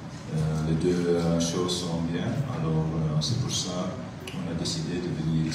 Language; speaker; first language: French; non-native, local second language; Dutch